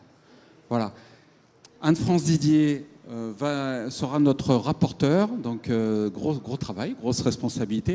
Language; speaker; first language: French; native; French